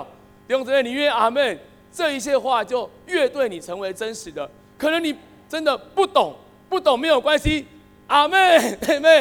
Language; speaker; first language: Chinese; native; Chinese